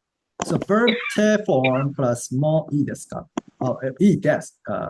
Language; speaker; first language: Japanese; non-native, fluent; English